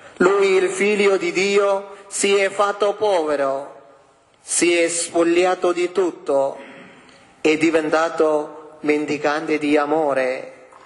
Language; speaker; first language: Italian; non-native, fluent; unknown